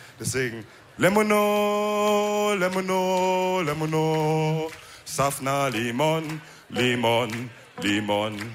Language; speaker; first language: German; early bilingual, other home language; Wolof